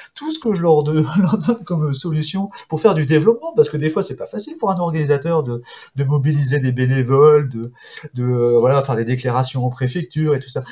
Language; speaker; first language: French; native; French